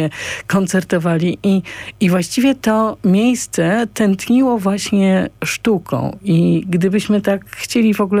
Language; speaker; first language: Polish; native; Polish